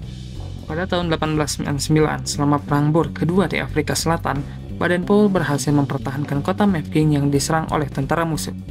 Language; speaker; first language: Indonesian; native; Indonesian